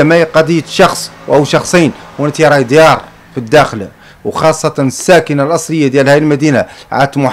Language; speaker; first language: Arabic; native; Arabic